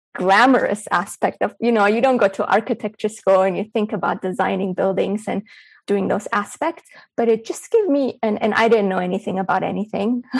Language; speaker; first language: English; early bilingual, other home language; Bulgarian